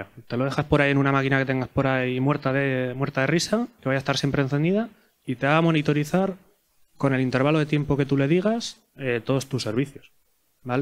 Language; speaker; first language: Spanish; native; Spanish